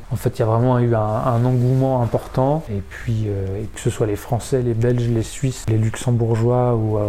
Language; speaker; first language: French; native; French